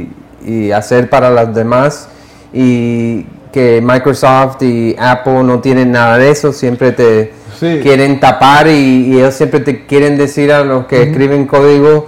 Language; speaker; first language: Spanish; early bilingual, heritage; English